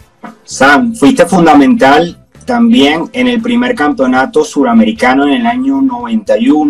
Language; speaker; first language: Spanish; native; Spanish